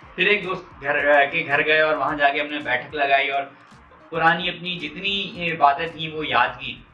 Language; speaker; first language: Urdu; non-native, local second language; Punjabi